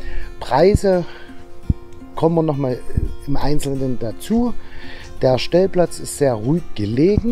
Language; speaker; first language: German; native; German